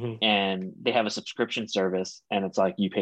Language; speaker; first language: English; native; English